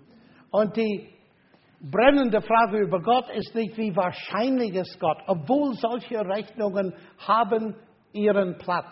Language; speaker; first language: German; non-native, fluent; English